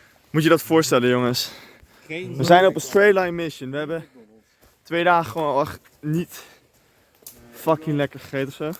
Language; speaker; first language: Dutch; native; Dutch